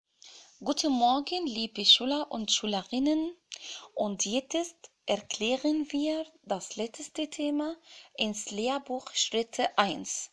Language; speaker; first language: German; non-native, fluent; Arabic